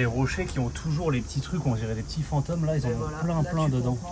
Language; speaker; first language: French; native; French